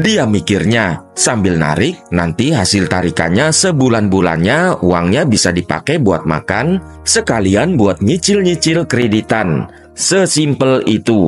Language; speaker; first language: Indonesian; native; Indonesian